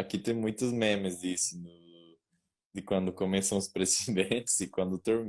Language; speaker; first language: Portuguese; non-native, learner; Spanish